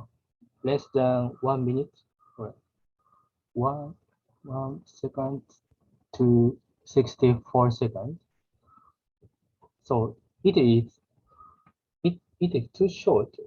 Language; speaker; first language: English; non-native, learner; Japanese